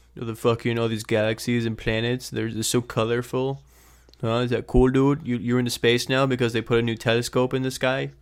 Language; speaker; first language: English; native; English